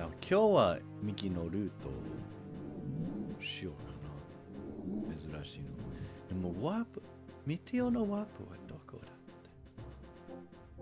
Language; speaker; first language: Japanese; non-native, learner; English